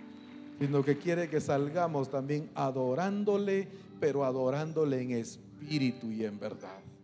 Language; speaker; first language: Spanish; native; Spanish